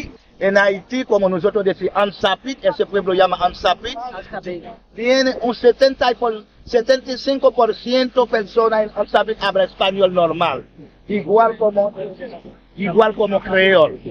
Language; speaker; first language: Spanish; non-native, learner; Haitian Creole